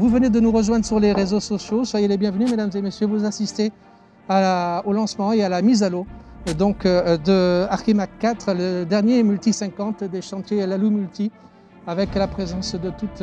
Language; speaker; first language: French; native; French